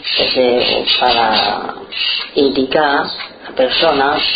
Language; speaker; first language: Spanish; non-native, learner; Chinese